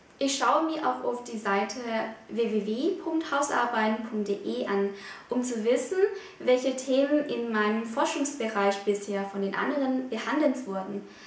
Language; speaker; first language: German; non-native, fluent; Vietnamese